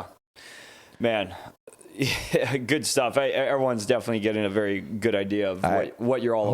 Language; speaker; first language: English; native; English